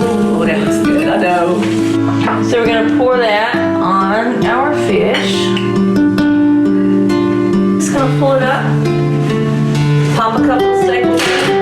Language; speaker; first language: English; native; English